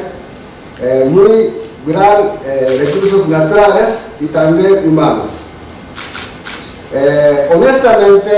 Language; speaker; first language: Spanish; non-native, fluent; Japanese